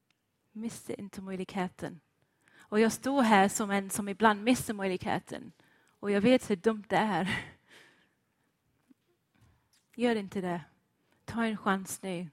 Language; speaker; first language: Swedish; non-native, fluent; English